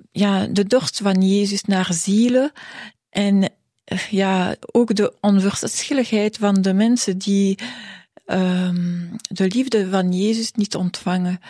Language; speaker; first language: Dutch; non-native, local second language; French